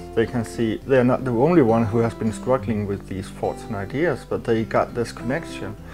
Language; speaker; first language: English; non-native, fluent; Danish